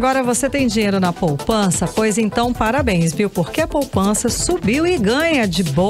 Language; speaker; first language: Portuguese; native; Portuguese